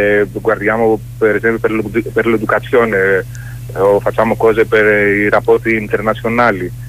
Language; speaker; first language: Italian; non-native, fluent; Greek